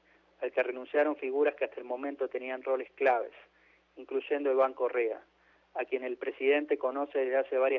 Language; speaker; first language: Spanish; native; Spanish